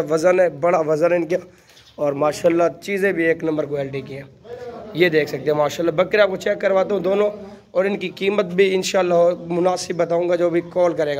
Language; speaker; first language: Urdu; non-native, local second language; Saraiki